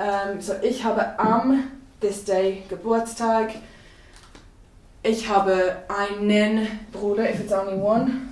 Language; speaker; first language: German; non-native, fluent; English